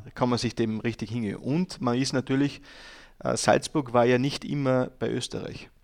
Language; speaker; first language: German; native; German